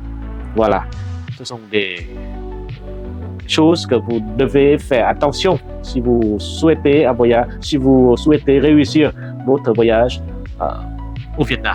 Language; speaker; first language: French; non-native, fluent; Vietnamese